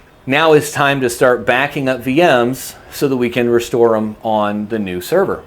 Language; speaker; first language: English; native; English